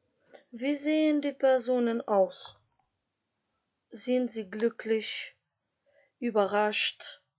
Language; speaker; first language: German; non-native, fluent; Macedonian